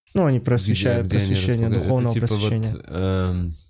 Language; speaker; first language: Russian; native; Russian